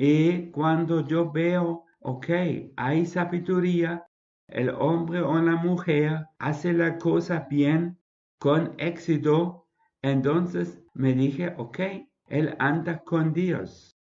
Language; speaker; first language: Spanish; non-native, fluent; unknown